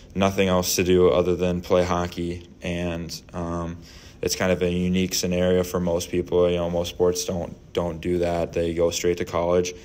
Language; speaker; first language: English; native; English